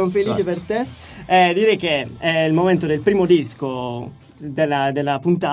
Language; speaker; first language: Italian; native; Italian